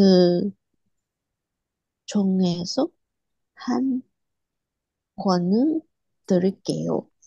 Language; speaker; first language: Korean; non-native, learner; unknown